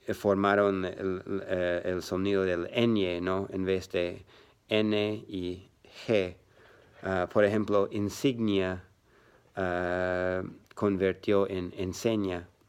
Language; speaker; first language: Spanish; non-native, learner; English